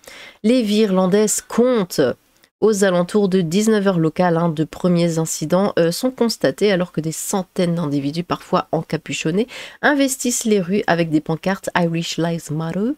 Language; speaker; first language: French; native; French